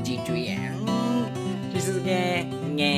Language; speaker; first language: Vietnamese; non-native, learner; Japanese